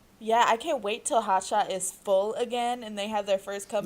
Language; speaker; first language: English; native; English